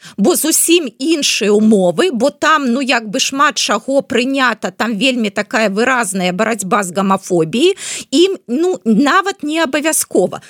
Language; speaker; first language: Belarusian; non-native, local second language; Russian